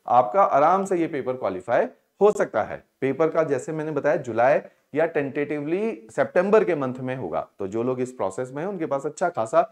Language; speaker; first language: Hindi; non-native, local second language; Punjabi